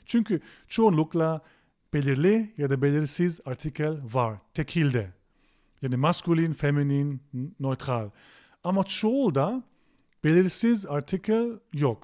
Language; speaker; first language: Turkish; non-native, fluent; German